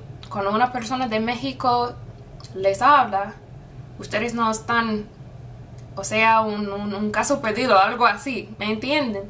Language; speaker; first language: Spanish; non-native, fluent; English